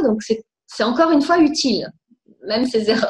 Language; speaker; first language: French; native; French